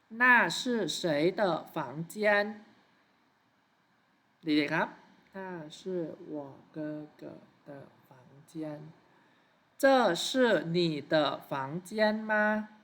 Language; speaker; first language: Chinese; non-native, fluent; Thai